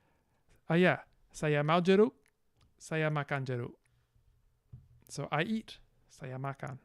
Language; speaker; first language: Indonesian; non-native, learner; English